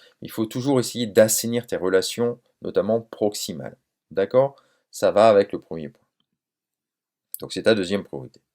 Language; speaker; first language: French; native; French